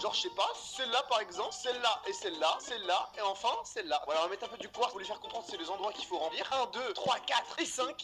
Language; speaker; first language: French; native; French